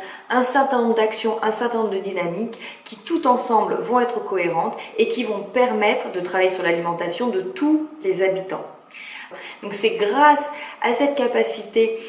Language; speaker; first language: French; native; French